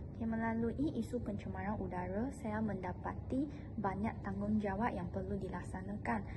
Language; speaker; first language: Malay; non-native, local second language; Chinese